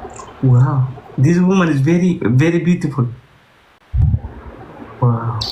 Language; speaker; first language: English; non-native, learner; Oromo